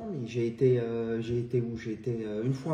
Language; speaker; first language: French; native; French